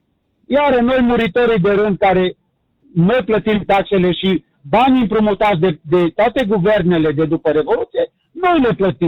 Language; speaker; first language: Romanian; native; Romanian